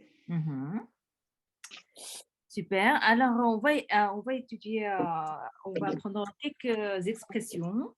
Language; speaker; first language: French; early bilingual, other home language; Korean